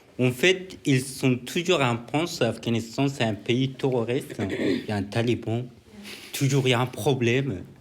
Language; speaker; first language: French; non-native, learner; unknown